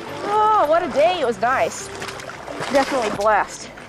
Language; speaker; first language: English; native; English